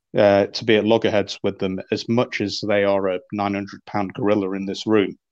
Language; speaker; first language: English; native; English